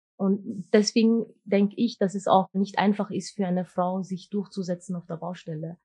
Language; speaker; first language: German; early bilingual, other home language; Turkish